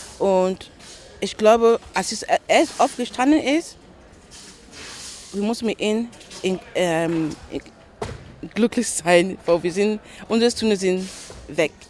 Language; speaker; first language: German; non-native, learner; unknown